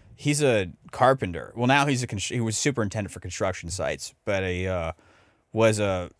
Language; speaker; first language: English; native; English